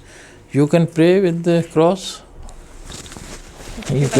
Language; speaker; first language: English; non-native, fluent; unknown